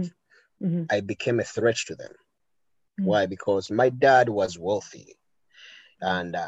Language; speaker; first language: English; non-native, local second language; Ganda